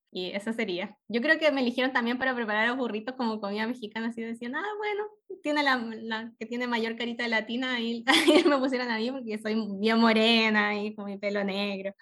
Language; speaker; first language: Spanish; native; Spanish